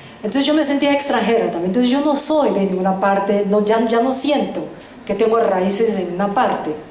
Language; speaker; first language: Spanish; early bilingual, other home language; Chinese